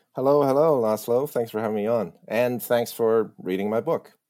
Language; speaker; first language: English; early bilingual, other home language; Chinese